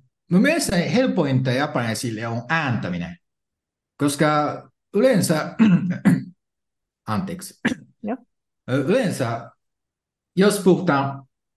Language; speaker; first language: Finnish; non-native, fluent; Japanese